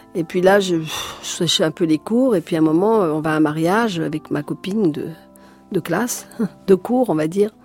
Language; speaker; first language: French; native; French